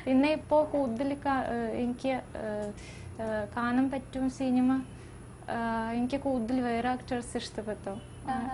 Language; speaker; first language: Malayalam; non-native, fluent; Russian